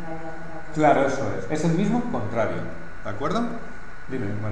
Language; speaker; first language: Spanish; native; Spanish